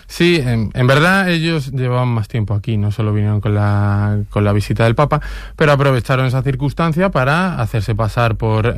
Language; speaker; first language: Spanish; native; Spanish